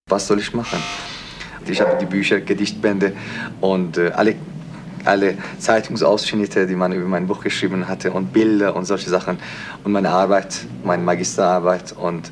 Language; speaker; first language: German; non-native, fluent; Persian